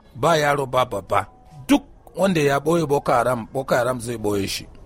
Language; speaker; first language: Hausa; non-native, local second language; Kanuri